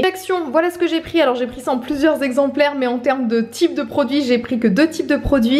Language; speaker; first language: French; native; French